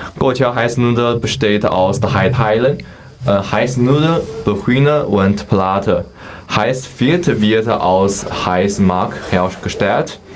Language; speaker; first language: German; non-native, learner; Chinese